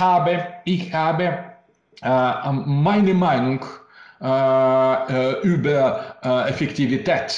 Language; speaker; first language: German; non-native, learner; Russian